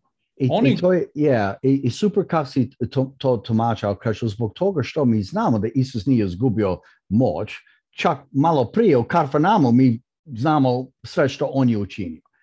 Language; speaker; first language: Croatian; early bilingual, heritage; English